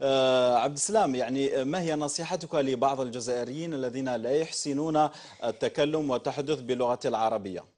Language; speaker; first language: Arabic; native; Arabic